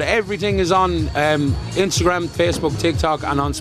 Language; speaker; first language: English; native; English